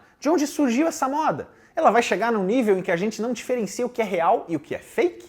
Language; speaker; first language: Portuguese; native; Portuguese